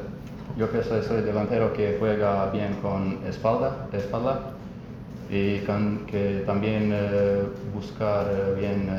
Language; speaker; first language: Spanish; non-native, learner; Croatian